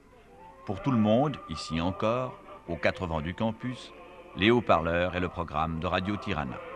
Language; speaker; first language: French; native; French